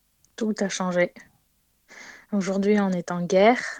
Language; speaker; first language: French; non-native, fluent; Ukrainian